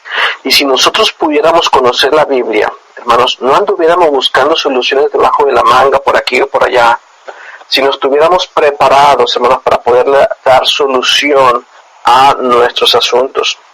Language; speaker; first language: Spanish; native; Spanish